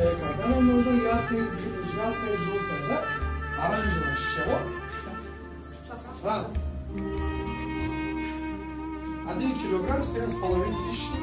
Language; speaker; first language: Russian; non-native, learner; Turkish